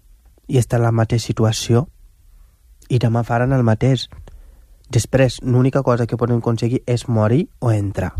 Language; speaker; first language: Catalan; non-native, fluent; Wolof